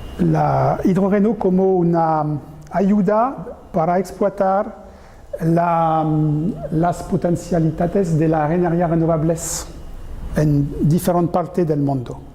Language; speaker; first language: Spanish; non-native, learner; French